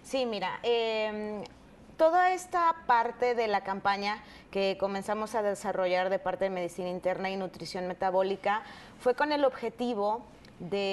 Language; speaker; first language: Spanish; native; Spanish